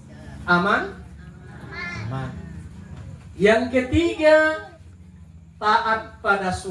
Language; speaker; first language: Indonesian; non-native, local second language; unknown